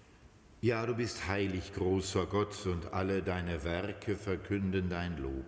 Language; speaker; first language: German; native; German